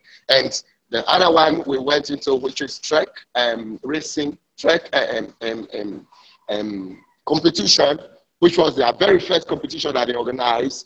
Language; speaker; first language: English; non-native, local second language; Krio